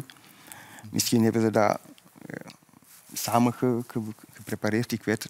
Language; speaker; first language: Dutch; non-native, fluent; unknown